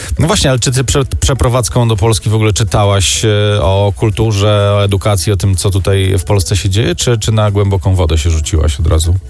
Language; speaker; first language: Polish; native; Polish